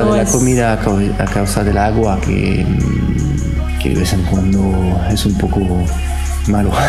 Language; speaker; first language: Spanish; non-native, fluent; French